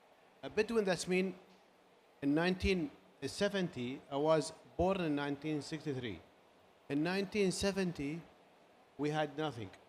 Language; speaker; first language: English; non-native, learner; Arabic